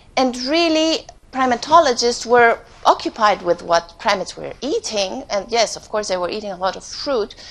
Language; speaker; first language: English; non-native, fluent; Spanish